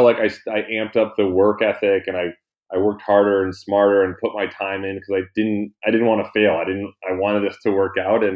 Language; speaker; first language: English; native; English